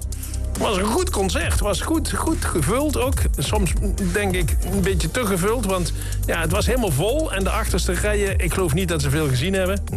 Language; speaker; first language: Dutch; native; Dutch